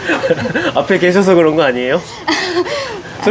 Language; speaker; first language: Korean; native; Korean